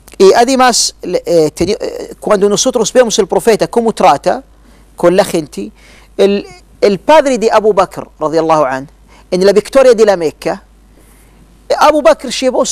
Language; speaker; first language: Spanish; non-native, learner; Arabic